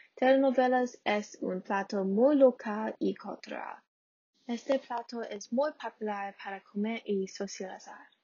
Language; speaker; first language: Spanish; non-native, learner; English